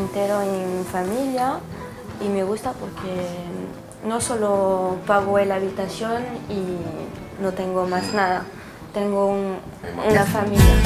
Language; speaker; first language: Spanish; non-native, learner; French